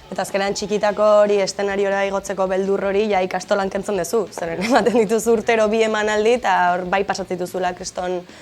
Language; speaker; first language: Basque; native; Basque